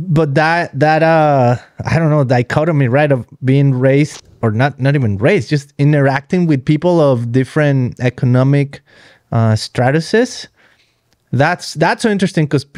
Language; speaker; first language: English; non-native, fluent; Spanish